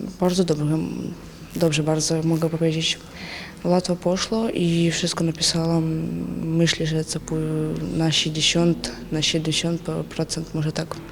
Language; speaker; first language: Polish; non-native, learner; Ukrainian